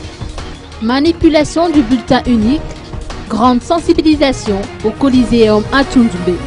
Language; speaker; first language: French; non-native, local second language; Malagasy